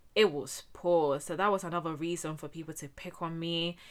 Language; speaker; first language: English; early bilingual, heritage; Spanish